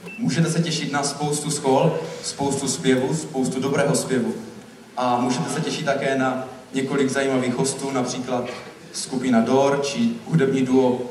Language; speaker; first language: Czech; native; Czech